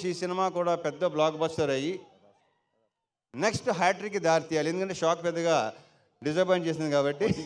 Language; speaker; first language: Telugu; native; Telugu